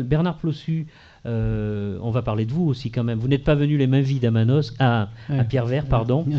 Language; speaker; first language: French; native; French